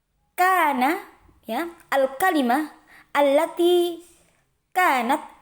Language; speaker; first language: Arabic; non-native, fluent; Indonesian